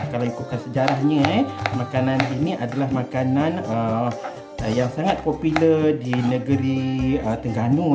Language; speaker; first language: Malay; native; Malay